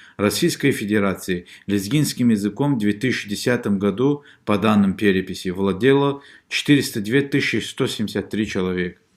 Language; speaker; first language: Russian; non-native, local second language; Lezghian